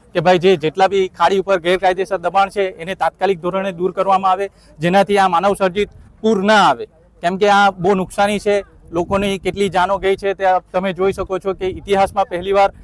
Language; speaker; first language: Gujarati; native; Gujarati